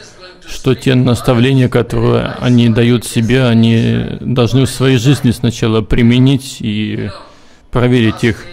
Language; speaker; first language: Russian; native; Russian